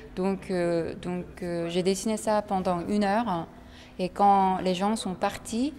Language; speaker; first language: French; non-native, fluent; Korean